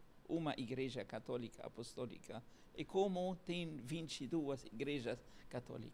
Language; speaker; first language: Portuguese; non-native, learner; Arabic